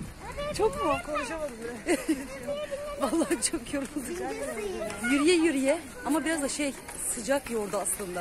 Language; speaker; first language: Turkish; native; Turkish